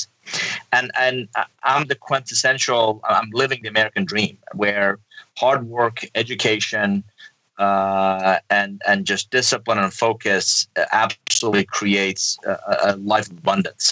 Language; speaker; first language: English; non-native, fluent; Persian